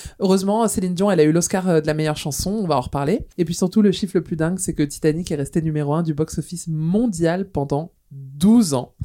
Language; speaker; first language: French; native; French